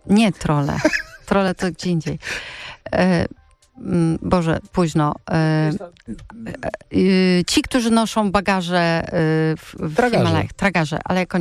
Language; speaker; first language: Polish; native; Polish